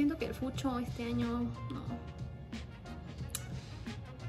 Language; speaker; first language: Spanish; native; Spanish